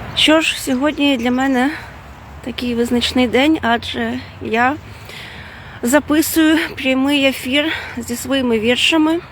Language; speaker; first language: Ukrainian; non-native, fluent; Lithuanian